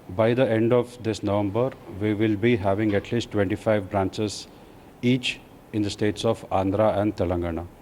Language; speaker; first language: English; non-native, local second language; Kannada